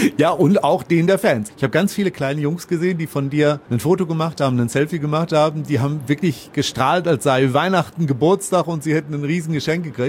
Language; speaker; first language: German; native; German